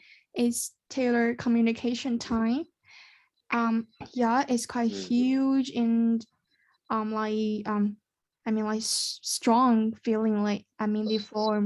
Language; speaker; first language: English; non-native, learner; Chinese